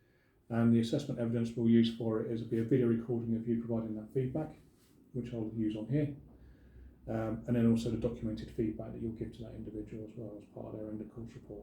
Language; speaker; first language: English; native; English